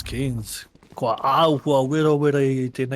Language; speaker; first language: Māori; non-native, local second language; English